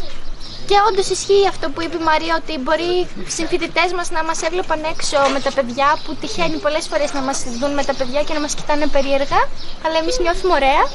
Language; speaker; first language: Greek; native; Greek